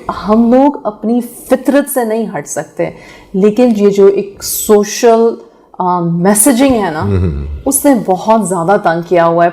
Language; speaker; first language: Urdu; native; Urdu